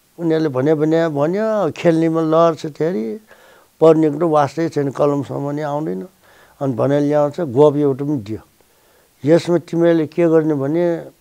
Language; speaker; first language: Nepali; non-native, local second language; Newari